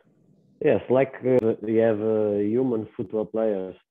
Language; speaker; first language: English; non-native, learner; Portuguese